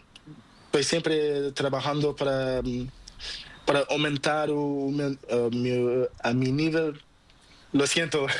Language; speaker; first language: Spanish; non-native, learner; Portuguese